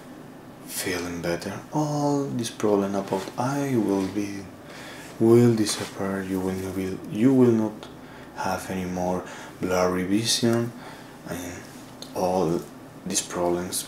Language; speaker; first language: English; non-native, learner; Spanish